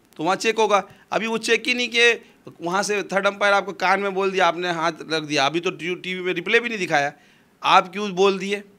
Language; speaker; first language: Urdu; non-native, local second language; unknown